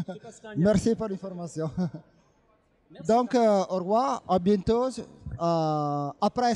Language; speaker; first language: French; non-native, learner; Italian